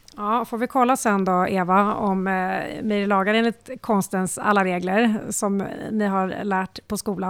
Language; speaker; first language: Swedish; native; Swedish